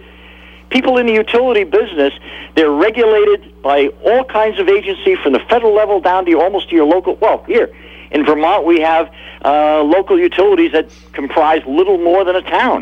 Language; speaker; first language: English; native; English